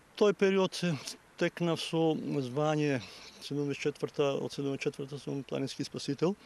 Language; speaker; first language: Macedonian; native; Macedonian